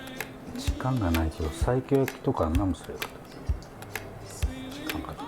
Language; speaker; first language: Japanese; native; Japanese